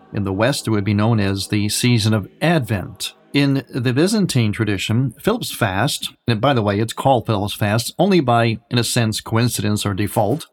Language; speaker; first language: English; native; English